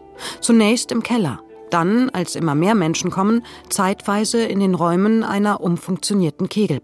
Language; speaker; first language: German; native; German